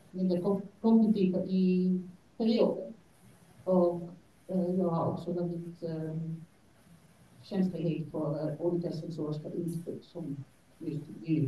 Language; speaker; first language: Swedish; non-native, fluent; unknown